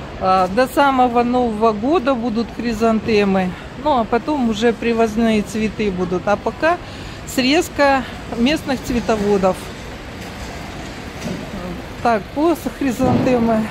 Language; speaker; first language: Russian; native; Russian